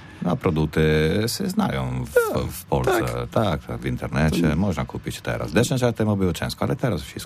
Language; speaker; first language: Polish; non-native, learner; Italian